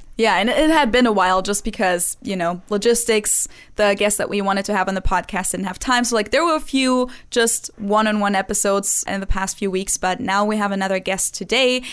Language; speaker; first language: English; non-native, fluent; German